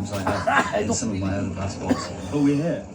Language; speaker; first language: English; native; English